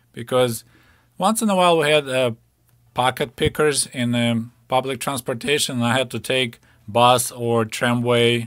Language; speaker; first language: English; non-native, fluent; Ukrainian